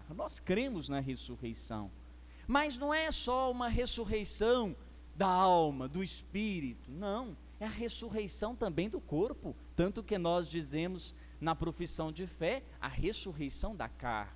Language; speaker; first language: Portuguese; native; Portuguese